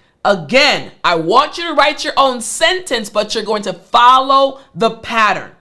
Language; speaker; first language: English; native; English